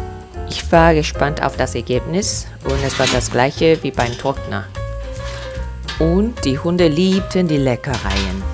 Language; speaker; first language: German; non-native, fluent; Korean